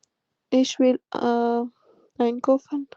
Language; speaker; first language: German; non-native, learner; Urdu